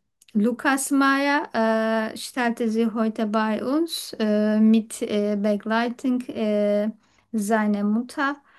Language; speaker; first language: German; non-native, learner; Turkish